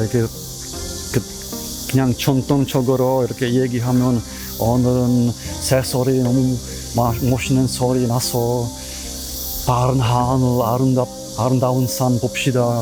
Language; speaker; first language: Korean; non-native, learner; Czech